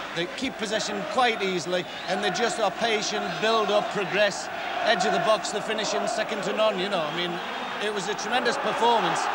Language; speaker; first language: English; native; English